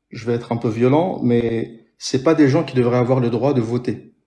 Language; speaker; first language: French; native; French